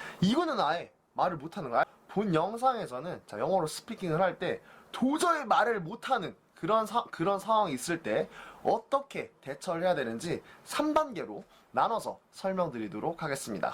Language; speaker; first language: Korean; native; Korean